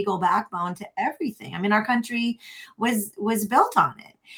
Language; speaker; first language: English; native; English